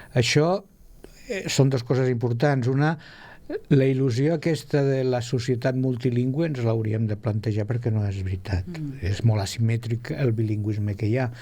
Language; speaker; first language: Catalan; native; Catalan